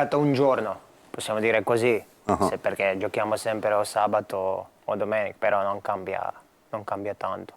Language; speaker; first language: Italian; non-native, fluent; Croatian